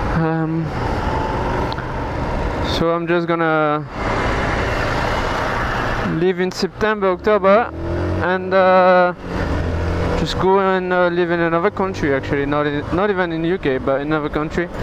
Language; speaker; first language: English; non-native, fluent; French